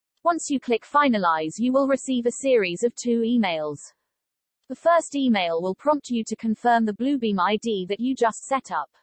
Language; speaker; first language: English; native; English